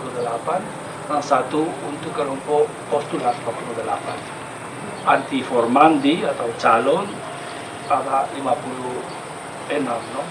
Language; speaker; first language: Indonesian; non-native, fluent; Spanish